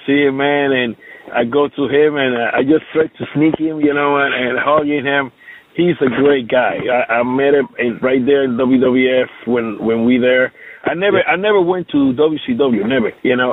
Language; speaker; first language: English; non-native, learner; Spanish